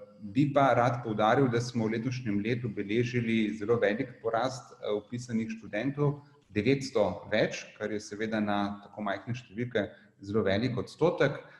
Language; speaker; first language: Slovenian; native; Slovenian